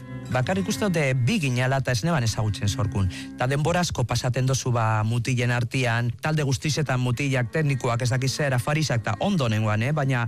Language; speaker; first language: Basque; native; Basque